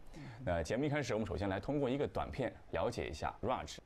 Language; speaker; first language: Chinese; native; Chinese